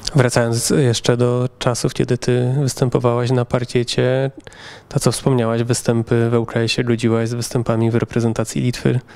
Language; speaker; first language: Polish; native; Polish